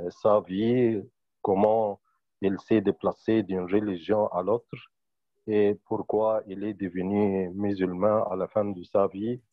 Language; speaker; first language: French; non-native, fluent; Arabic